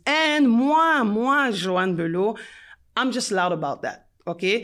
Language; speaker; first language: English; non-native, fluent; French